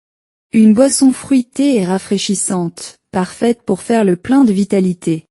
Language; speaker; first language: French; non-native, learner; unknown